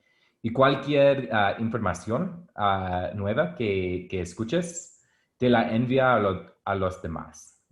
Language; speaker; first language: Spanish; non-native, learner; English